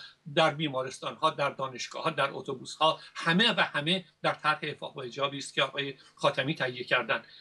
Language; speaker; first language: Persian; native; Persian